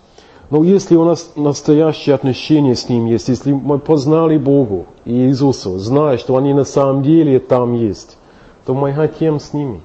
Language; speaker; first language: Russian; non-native, fluent; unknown